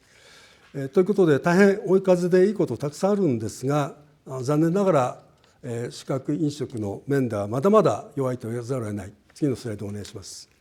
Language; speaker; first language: Japanese; native; Japanese